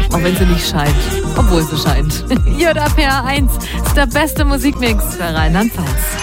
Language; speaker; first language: German; native; German